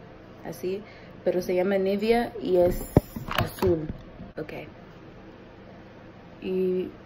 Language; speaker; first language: Spanish; early bilingual, heritage; Spanish